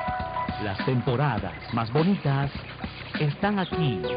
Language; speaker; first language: Spanish; native; Spanish